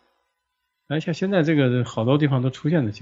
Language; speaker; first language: Chinese; native; Chinese